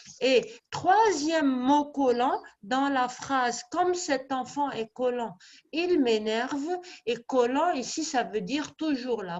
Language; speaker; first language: French; non-native, local second language; Arabic